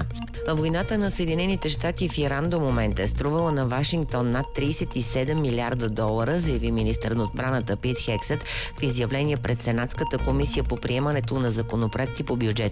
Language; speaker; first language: Bulgarian; native; Bulgarian